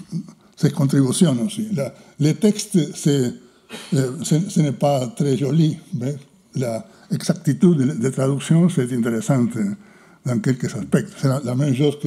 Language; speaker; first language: French; non-native, fluent; Spanish